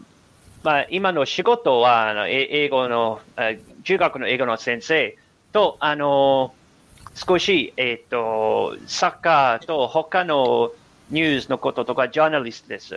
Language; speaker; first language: Japanese; non-native, learner; English